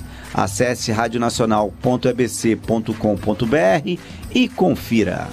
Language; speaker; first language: Portuguese; native; Portuguese